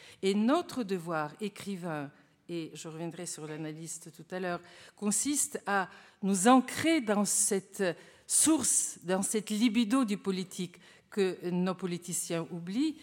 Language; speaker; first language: French; non-native, fluent; Bulgarian